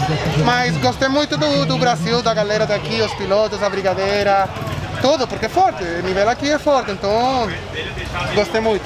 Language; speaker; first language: Portuguese; non-native, fluent; Spanish